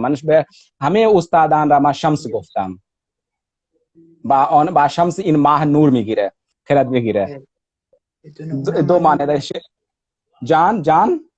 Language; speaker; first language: Persian; non-native, learner; Hindi